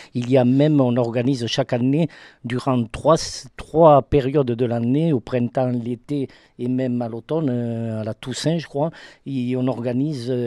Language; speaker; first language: French; native; French